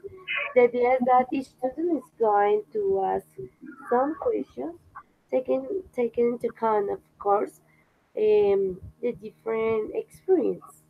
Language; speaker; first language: English; non-native, fluent; Spanish